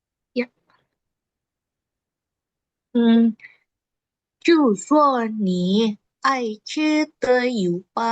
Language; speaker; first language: Chinese; non-native, learner; Indonesian